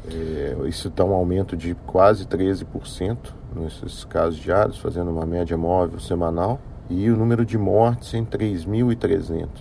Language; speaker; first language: Portuguese; native; Portuguese